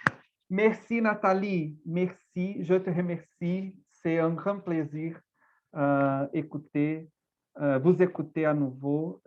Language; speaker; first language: French; non-native, fluent; Portuguese